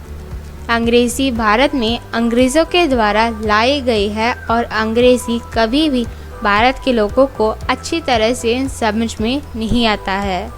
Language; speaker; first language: Hindi; non-native, local second language; Malayalam